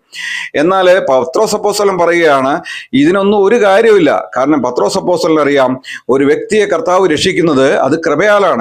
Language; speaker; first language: Malayalam; native; Malayalam